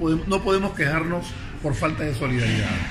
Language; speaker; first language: Spanish; native; Spanish